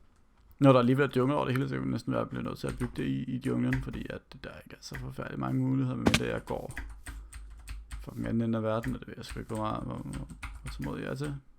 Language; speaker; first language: Danish; native; Danish